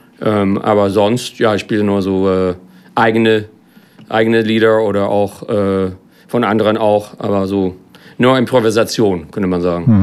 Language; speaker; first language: German; non-native, fluent; English